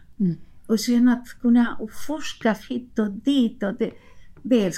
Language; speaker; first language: Swedish; non-native, fluent; Spanish